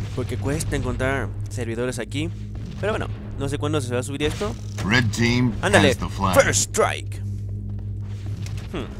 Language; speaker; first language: Spanish; native; Spanish